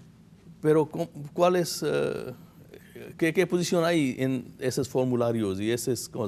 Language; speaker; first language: Spanish; non-native, fluent; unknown